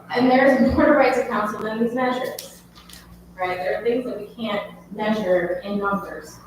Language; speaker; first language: English; native; English